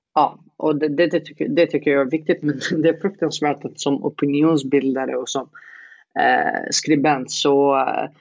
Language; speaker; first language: Swedish; non-native, fluent; Arabic